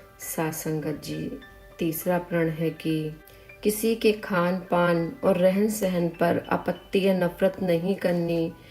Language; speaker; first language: Hindi; native; Hindi